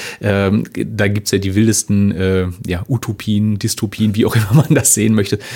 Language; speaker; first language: German; native; German